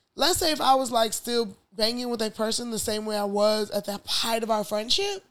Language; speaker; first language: English; native; English